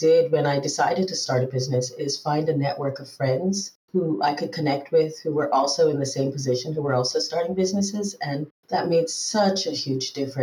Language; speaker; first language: English; native; English